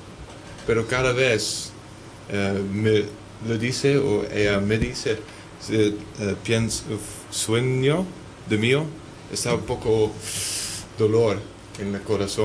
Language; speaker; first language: Spanish; non-native, learner; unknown